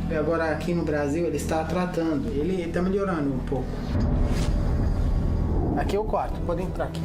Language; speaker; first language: Portuguese; early bilingual, other home language; Arabic